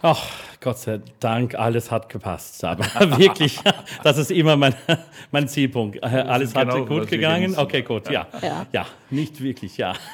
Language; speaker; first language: German; non-native, fluent; English